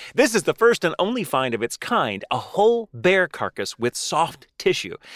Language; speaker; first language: English; native; English